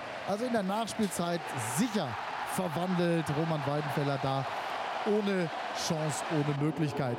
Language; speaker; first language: German; native; German